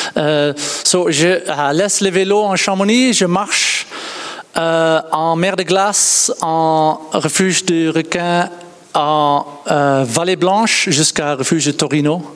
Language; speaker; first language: French; non-native, learner; Dutch